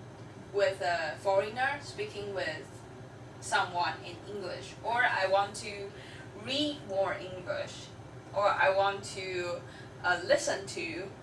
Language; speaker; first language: English; non-native, fluent; Chinese